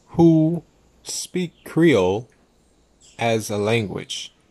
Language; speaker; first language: English; native; English